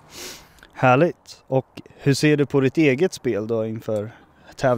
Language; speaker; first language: Swedish; native; Swedish